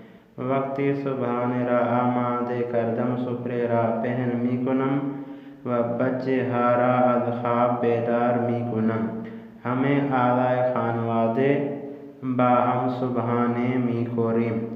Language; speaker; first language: Persian; non-native, fluent; Urdu